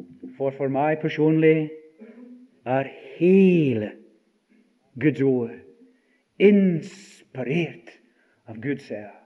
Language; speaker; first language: Norwegian; non-native, fluent; English